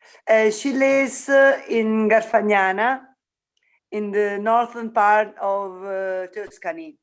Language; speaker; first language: English; non-native, learner; Italian